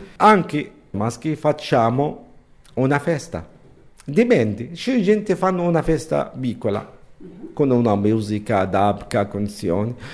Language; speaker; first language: Italian; non-native, learner; Arabic